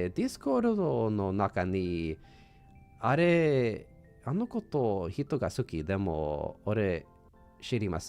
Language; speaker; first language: Japanese; non-native, learner; English